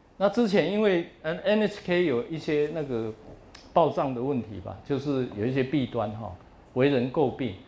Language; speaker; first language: Chinese; native; Chinese